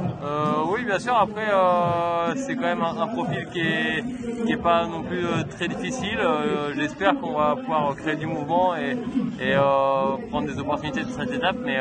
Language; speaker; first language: French; native; French